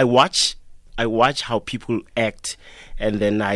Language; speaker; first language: English; non-native, local second language; South Ndebele